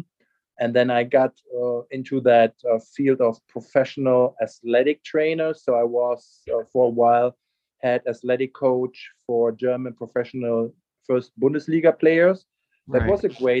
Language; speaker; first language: English; non-native, fluent; German